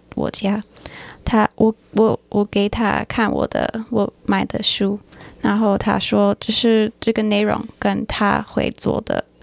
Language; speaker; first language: Chinese; non-native, learner; English